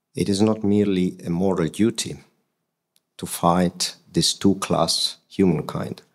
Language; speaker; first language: English; non-native, fluent; Hungarian